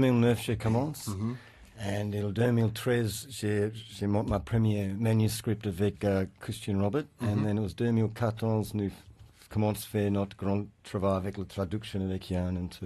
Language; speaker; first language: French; non-native, learner; English